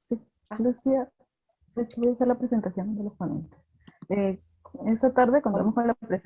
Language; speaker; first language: Spanish; native; Spanish